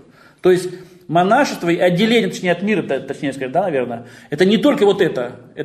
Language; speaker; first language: Russian; native; Russian